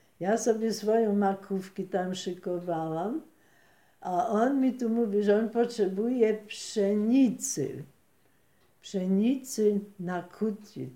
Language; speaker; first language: Polish; native; Polish